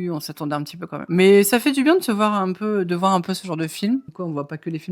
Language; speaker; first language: French; native; French